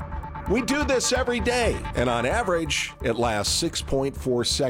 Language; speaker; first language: English; native; English